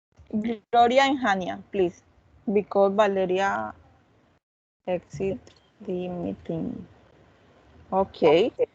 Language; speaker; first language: English; non-native, learner; Spanish